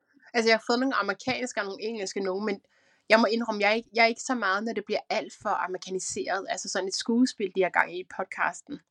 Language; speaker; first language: Danish; native; Danish